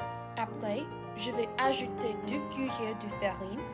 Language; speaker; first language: French; non-native, learner; English